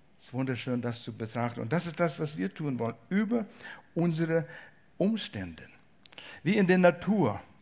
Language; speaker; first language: German; non-native, fluent; English